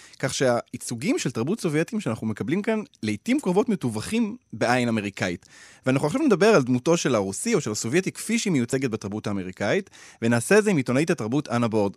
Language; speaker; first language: Hebrew; native; Hebrew